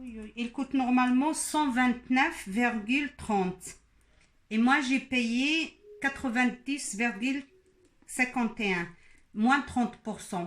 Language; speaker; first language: French; non-native, local second language; Arabic